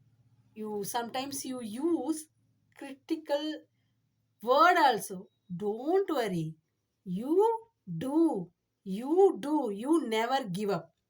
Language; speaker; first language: English; non-native, learner; Tamil